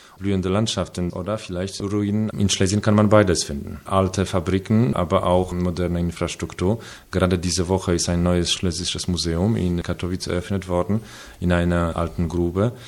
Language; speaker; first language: German; non-native, fluent; Polish